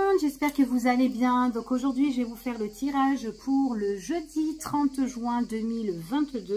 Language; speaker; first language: French; native; French